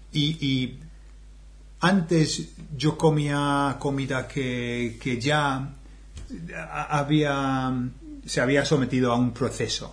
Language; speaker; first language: Spanish; non-native, fluent; English